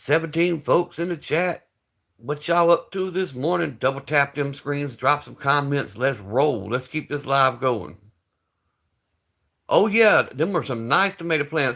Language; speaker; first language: English; native; English